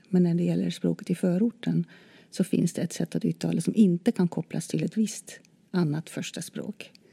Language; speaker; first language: Swedish; non-native, fluent; Dutch